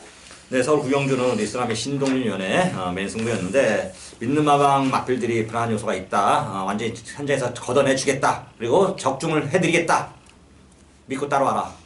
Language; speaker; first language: Korean; native; Korean